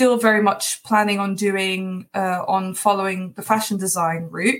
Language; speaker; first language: English; early bilingual, other home language; Portuguese